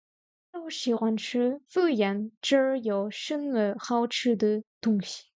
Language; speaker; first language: Chinese; non-native, learner; French